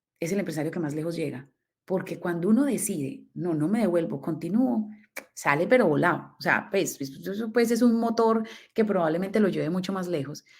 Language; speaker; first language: Spanish; native; Spanish